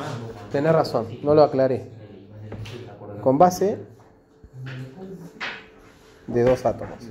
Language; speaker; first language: Spanish; native; Spanish